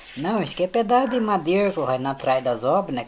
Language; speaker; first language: Portuguese; native; Portuguese